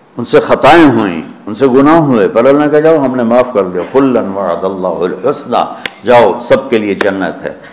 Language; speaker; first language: Urdu; non-native, local second language; Punjabi